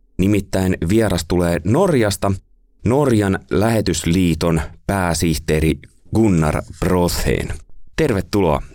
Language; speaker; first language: Finnish; native; Finnish